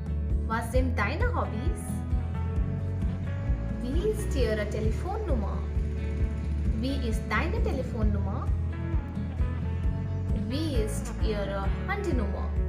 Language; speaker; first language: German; non-native, fluent; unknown